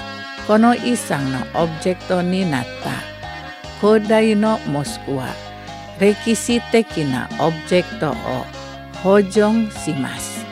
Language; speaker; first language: Japanese; non-native, learner; Indonesian